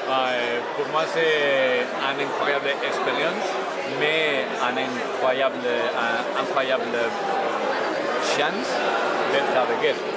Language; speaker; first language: French; non-native, learner; Spanish